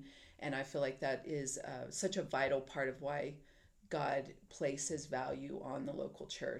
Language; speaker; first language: English; native; English